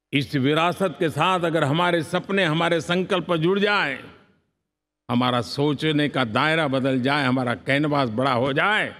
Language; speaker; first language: Hindi; non-native, local second language; Gujarati